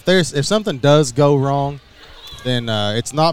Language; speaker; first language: English; native; English